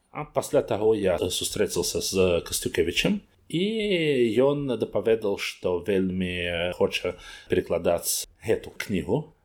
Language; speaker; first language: Belarusian; non-native, learner; Russian